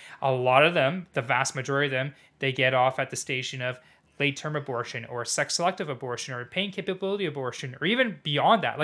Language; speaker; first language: English; native; English